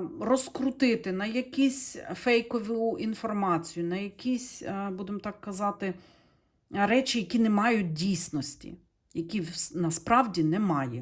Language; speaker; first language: Ukrainian; non-native, local second language; Russian